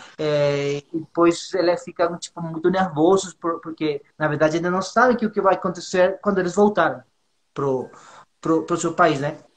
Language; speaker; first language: Portuguese; non-native, fluent; Spanish